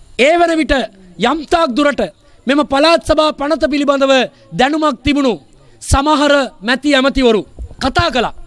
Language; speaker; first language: Sinhala; non-native, local second language; Tamil